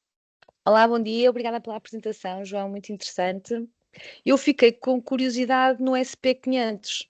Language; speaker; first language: Portuguese; native; Portuguese